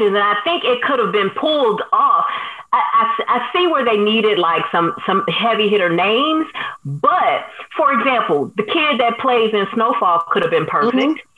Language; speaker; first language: English; native; English